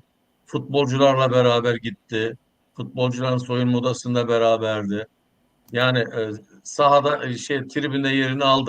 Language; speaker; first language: Turkish; native; Turkish